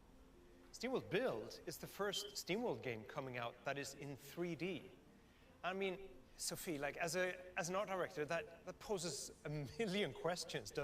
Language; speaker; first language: English; non-native, fluent; Swedish